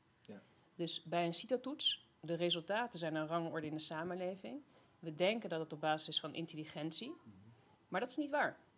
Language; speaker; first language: Dutch; native; Dutch